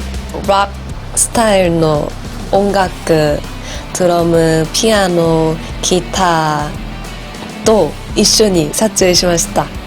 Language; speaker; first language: Japanese; non-native, learner; Korean